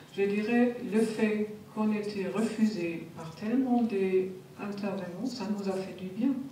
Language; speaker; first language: French; non-native, fluent; German